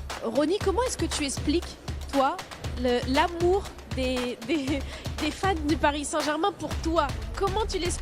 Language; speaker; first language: French; native; French